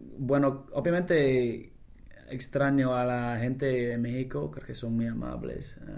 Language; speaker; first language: Spanish; non-native, fluent; English